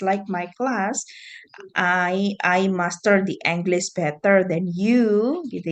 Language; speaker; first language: English; non-native, fluent; Indonesian